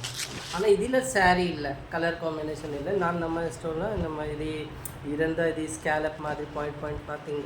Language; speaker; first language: Tamil; non-native, local second language; Urdu